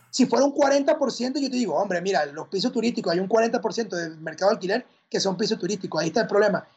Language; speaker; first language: Spanish; native; Spanish